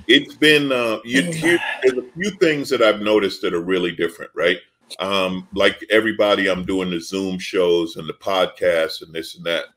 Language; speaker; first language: English; native; English